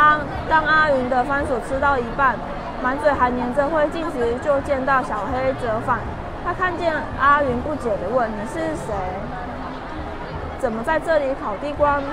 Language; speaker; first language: Chinese; native; Chinese